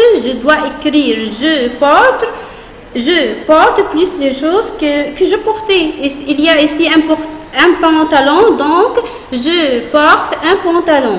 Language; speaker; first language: French; non-native, fluent; Arabic